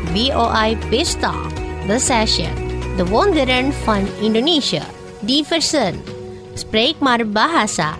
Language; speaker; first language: Dutch; non-native, learner; Indonesian